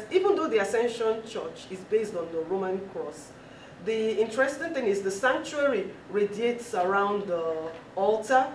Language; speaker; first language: English; non-native, local second language; Yoruba